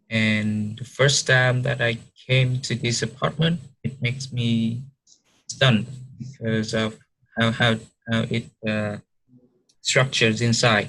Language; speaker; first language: English; non-native, learner; Vietnamese